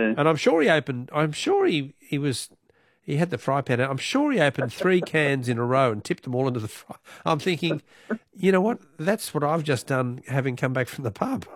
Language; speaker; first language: English; native; English